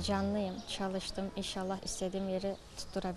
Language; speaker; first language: Turkish; native; Turkish